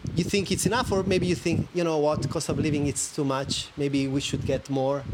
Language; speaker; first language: English; non-native, fluent; Italian